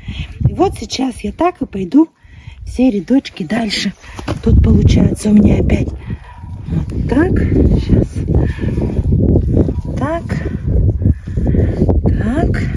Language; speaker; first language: Russian; native; Russian